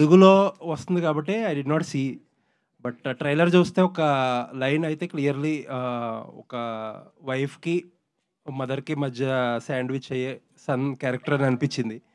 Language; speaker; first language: Telugu; native; Telugu